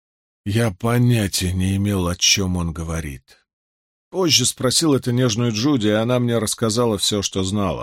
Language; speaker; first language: Russian; native; Russian